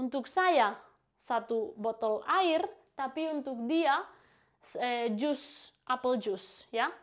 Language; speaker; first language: Indonesian; non-native, fluent; Spanish